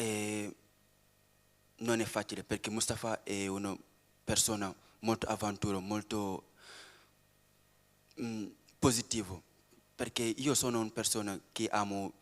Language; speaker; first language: Italian; non-native, learner; Wolof